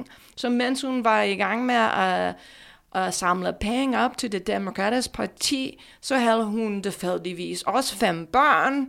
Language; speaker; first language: Danish; non-native, fluent; English